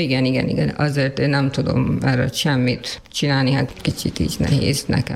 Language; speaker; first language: Hungarian; non-native, learner; Urdu